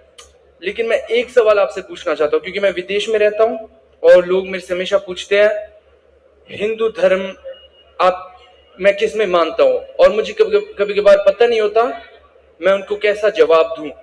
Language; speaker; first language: Hindi; early bilingual, heritage; Hindi